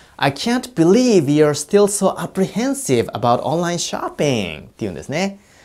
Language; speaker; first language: English; non-native, fluent; Japanese